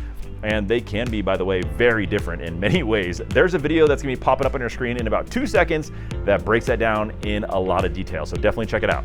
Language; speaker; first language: English; native; English